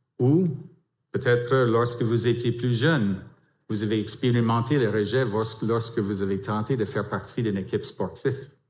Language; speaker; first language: French; non-native, fluent; English